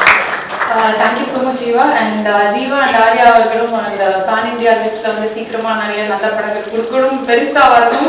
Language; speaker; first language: Tamil; native; Tamil